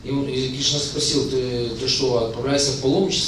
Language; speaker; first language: Russian; native; Russian